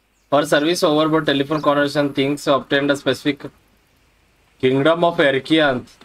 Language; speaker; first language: English; non-native, local second language; Kannada